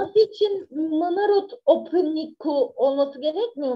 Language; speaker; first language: Turkish; native; Turkish